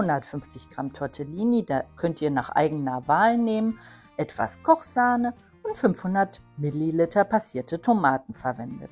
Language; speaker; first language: German; native; German